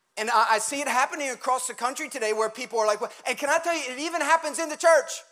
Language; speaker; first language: English; early bilingual, other home language; German